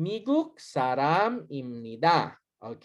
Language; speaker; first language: Korean; non-native, learner; Hiligaynon